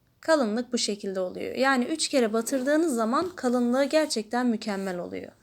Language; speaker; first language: Turkish; native; Turkish